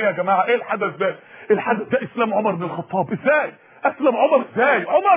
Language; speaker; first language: Arabic; native; Arabic